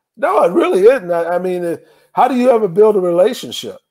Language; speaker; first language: English; native; English